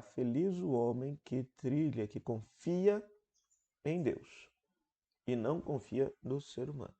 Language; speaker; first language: Portuguese; native; Portuguese